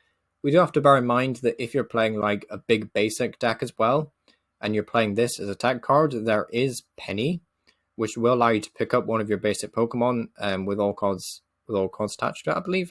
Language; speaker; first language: English; native; English